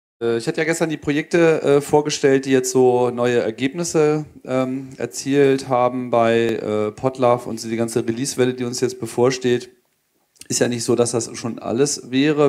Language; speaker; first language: German; native; German